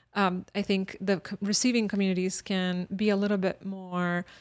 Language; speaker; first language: English; early bilingual, other home language; Bosnian